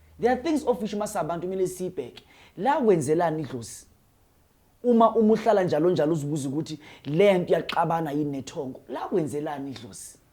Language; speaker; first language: Zulu; non-native, local second language; Northern Sotho